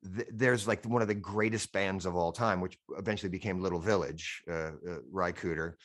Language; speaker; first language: English; native; English